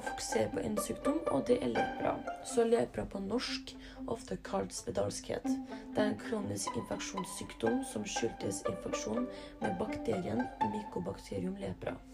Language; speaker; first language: Norwegian; early bilingual, other home language; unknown